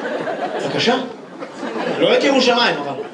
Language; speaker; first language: Hebrew; native; Hebrew